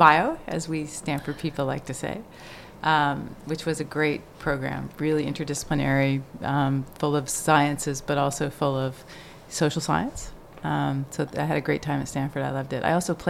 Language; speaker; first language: English; native; English